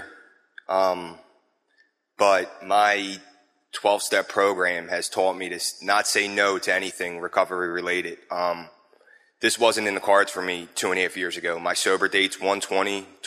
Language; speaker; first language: English; native; English